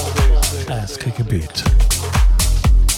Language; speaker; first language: English; non-native, fluent; German